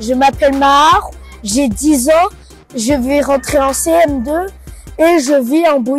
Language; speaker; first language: French; non-native, local second language; Malagasy